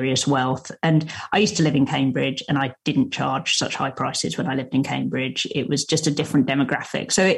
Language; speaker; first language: English; native; English